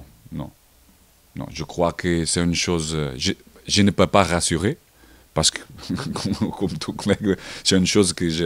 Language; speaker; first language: French; non-native, learner; Portuguese